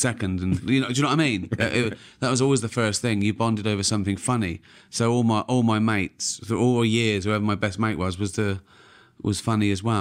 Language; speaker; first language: English; native; English